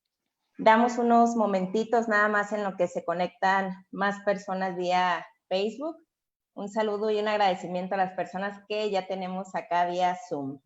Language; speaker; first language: Spanish; native; Spanish